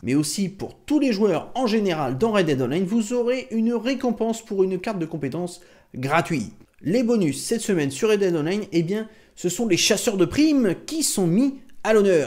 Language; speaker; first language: French; native; French